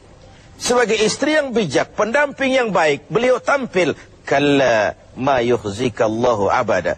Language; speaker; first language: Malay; native; Malay